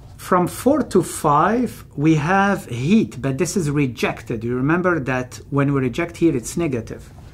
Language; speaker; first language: English; non-native, fluent; Arabic